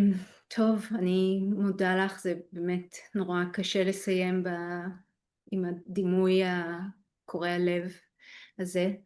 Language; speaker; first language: Hebrew; native; Hebrew